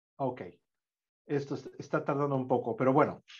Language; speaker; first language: Spanish; non-native, fluent; English